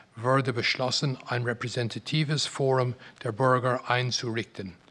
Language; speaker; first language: German; non-native, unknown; English